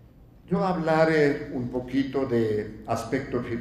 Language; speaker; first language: Spanish; non-native, fluent; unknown